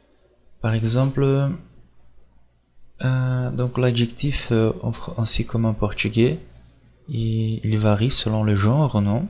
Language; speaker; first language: French; non-native, fluent; Portuguese